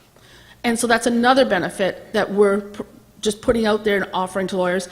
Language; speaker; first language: English; native; English